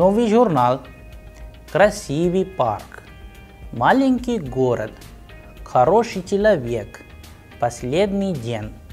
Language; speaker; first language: Russian; non-native, fluent; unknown